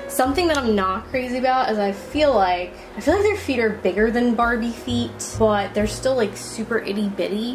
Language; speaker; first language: English; native; English